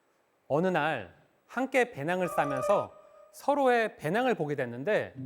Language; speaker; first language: Korean; native; Korean